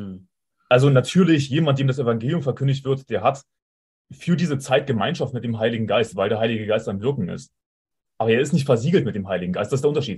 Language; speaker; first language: German; native; German